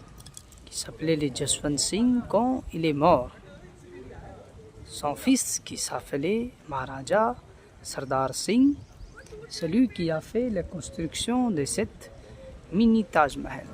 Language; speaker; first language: French; non-native, learner; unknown